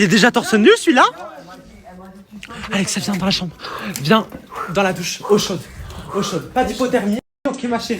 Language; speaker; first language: French; native; French